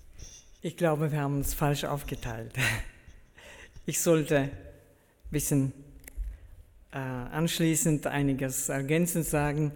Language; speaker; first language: German; early bilingual, heritage; German